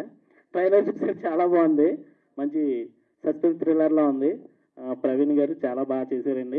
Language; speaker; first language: Telugu; native; Telugu